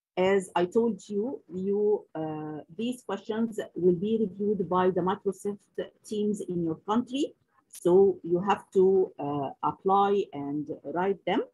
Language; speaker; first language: English; non-native, local second language; Arabic